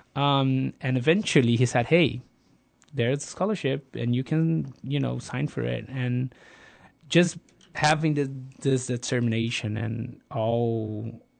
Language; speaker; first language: English; non-native, fluent; Portuguese